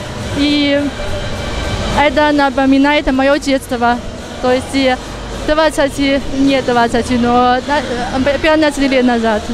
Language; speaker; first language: Russian; non-native, fluent; Chinese